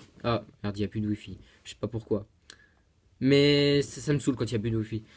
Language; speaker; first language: French; native; French